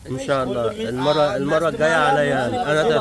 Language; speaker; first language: Arabic; native; Arabic